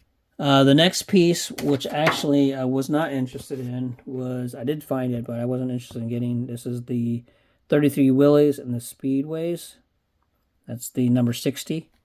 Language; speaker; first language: English; native; English